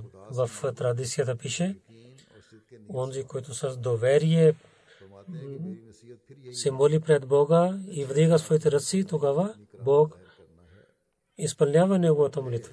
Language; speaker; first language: Bulgarian; non-native, learner; Urdu